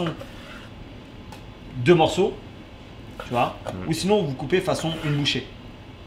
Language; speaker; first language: French; native; French